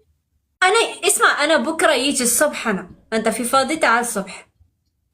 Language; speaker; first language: Arabic; non-native, learner; Pashto